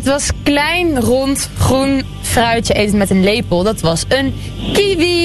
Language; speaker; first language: Dutch; native; Dutch